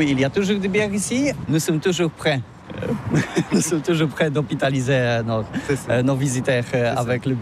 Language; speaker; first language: French; non-native, learner; Polish